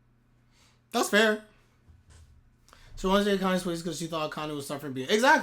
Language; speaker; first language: English; native; English